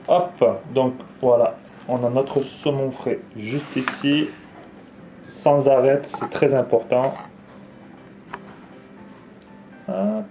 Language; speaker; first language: French; native; French